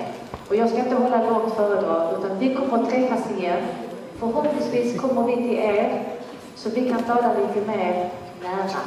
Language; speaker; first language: Swedish; non-native, fluent; Italian